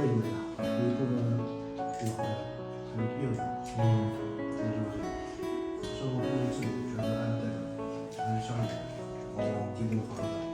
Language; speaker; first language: Chinese; native; Chinese